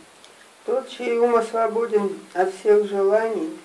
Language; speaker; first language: Russian; native; Russian